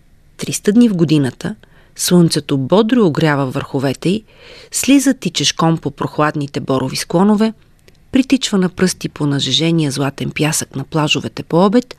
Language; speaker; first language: Bulgarian; native; Bulgarian